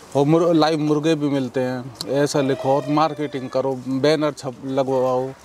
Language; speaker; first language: Hindi; native; Hindi